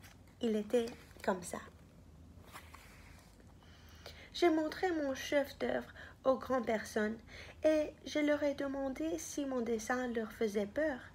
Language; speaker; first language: French; non-native, fluent; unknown